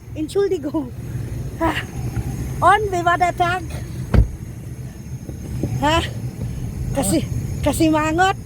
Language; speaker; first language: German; non-native, fluent; Filipino